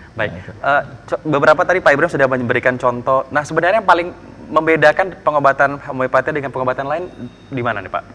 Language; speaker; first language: Malay; native; Malay